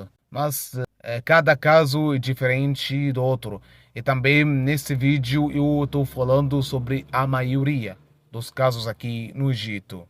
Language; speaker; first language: Portuguese; non-native, fluent; Arabic